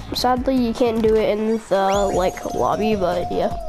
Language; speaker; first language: English; native; English